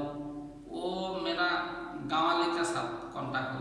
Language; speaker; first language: Hindi; non-native, learner; Bangla